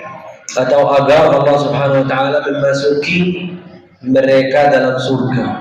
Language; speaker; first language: Indonesian; non-native, fluent; Arabic